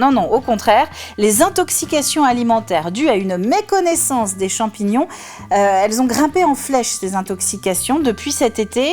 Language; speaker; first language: French; native; French